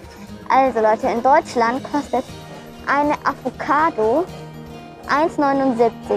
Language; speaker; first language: German; early bilingual, other home language; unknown